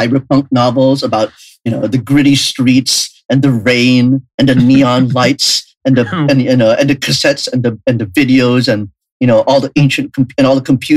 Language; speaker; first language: English; non-native, local second language; Filipino